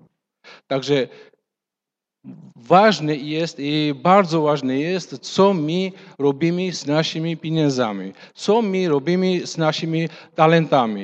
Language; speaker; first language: Polish; non-native, fluent; Russian